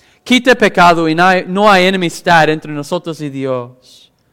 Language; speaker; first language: Spanish; non-native, fluent; English